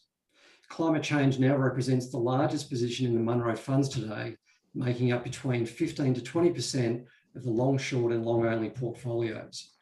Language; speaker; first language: English; native; English